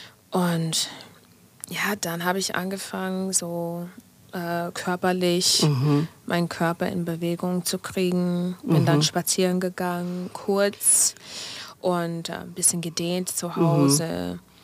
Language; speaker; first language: German; non-native, fluent; English